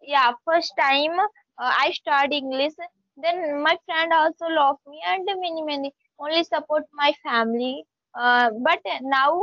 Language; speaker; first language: English; non-native, learner; Hindi